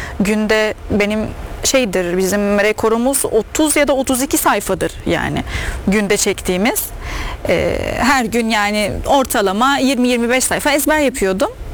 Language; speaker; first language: Turkish; non-native, fluent; Arabic